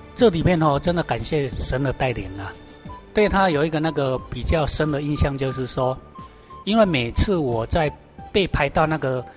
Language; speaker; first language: Chinese; native; Chinese